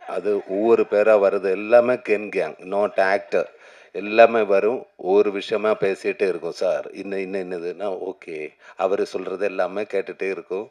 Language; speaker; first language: Tamil; non-native, learner; Malayalam